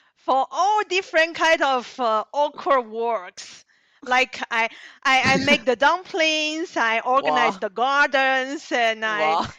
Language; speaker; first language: English; non-native, learner; Chinese